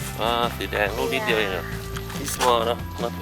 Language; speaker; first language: English; non-native, learner; Thai